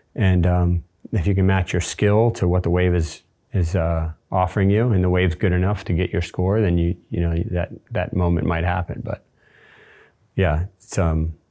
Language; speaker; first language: English; native; English